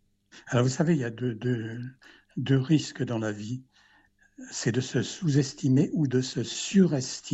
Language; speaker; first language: French; native; French